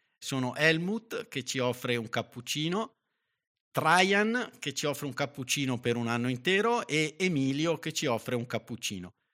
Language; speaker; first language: Italian; native; Italian